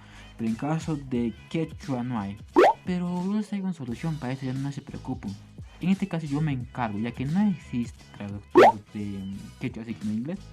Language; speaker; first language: Spanish; non-native, local second language; Quechua